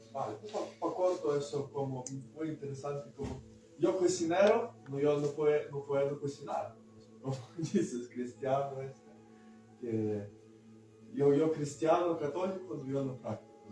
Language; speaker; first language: Spanish; non-native, learner; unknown